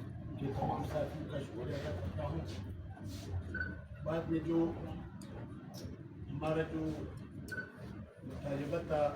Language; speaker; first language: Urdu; non-native, local second language; Pashto